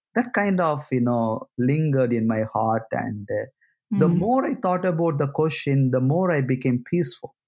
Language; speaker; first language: English; non-native, local second language; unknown